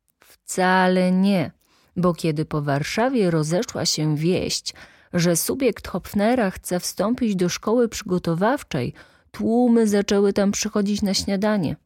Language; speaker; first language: Polish; native; Polish